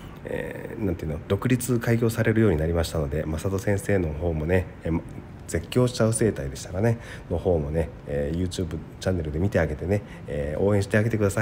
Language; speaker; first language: Japanese; native; Japanese